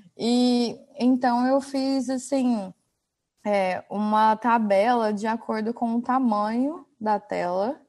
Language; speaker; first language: Portuguese; native; Portuguese